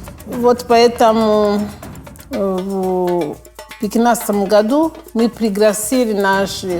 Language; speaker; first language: Russian; non-native, fluent; Kinyarwanda